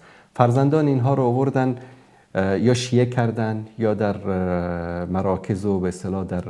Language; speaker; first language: Persian; native; Persian